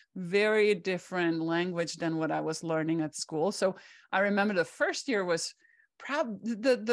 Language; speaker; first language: English; non-native, fluent; Czech